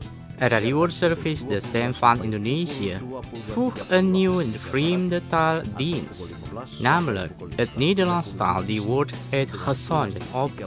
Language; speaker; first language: Dutch; non-native, learner; Indonesian